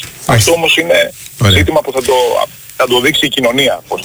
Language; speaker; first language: Greek; native; Greek